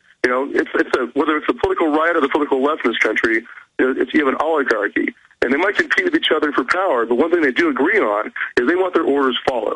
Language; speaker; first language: English; native; English